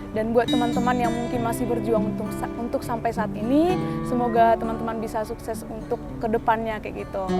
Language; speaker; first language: Indonesian; non-native, local second language; Batak Toba